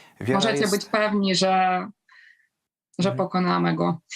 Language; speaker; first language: Polish; non-native, fluent; Ukrainian